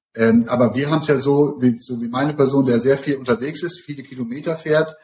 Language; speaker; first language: German; native; German